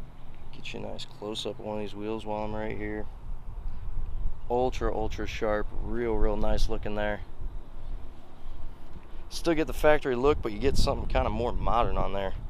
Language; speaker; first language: English; native; English